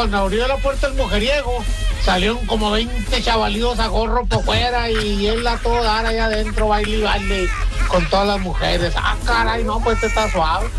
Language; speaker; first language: Spanish; native; Spanish